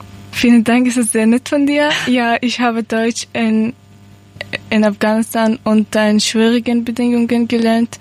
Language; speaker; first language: German; non-native, learner; Persian